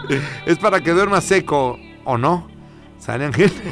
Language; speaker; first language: Spanish; native; Spanish